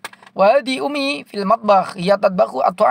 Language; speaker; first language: Arabic; non-native, fluent; Indonesian